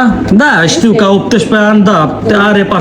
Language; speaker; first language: Romanian; non-native, learner; Bangla